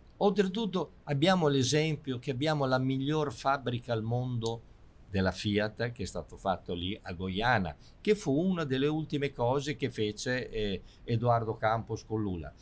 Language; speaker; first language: Italian; native; Italian